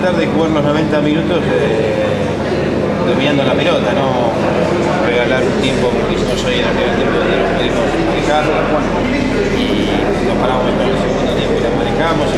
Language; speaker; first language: Spanish; native; Spanish